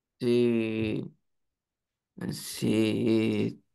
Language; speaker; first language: French; non-native, learner; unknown